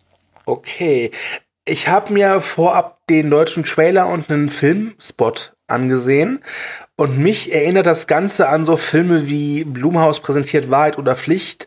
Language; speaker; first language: German; native; German